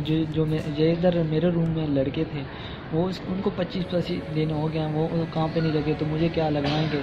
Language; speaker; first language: Urdu; non-native, local second language; Punjabi